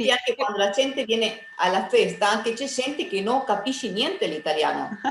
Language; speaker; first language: Italian; early bilingual, heritage; Spanish